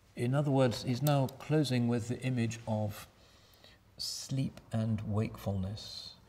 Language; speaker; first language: English; native; English